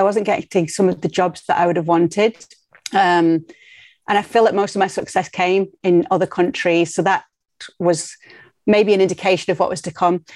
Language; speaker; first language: English; native; English